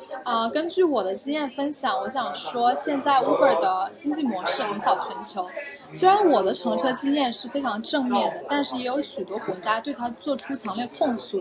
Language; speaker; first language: Chinese; native; Chinese